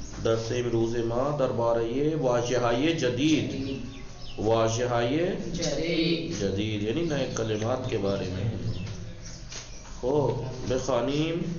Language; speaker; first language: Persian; non-native, fluent; Urdu